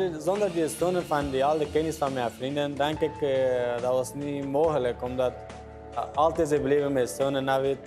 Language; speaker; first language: Dutch; non-native, learner; Persian